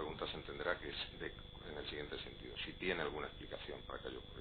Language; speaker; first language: Spanish; native; Spanish